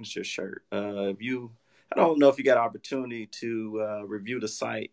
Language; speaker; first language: English; native; English